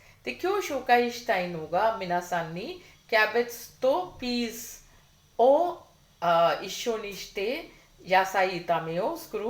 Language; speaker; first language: Japanese; non-native, fluent; Hindi